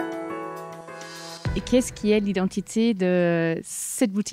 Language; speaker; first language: French; non-native, fluent; German